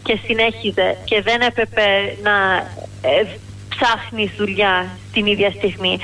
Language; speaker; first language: Greek; early bilingual, heritage; Greek